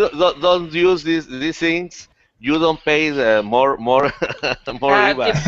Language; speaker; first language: English; non-native, learner; Spanish